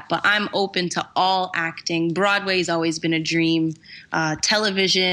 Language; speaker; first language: English; native; English